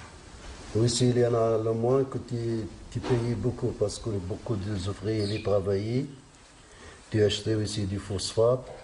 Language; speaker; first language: French; non-native, learner; Arabic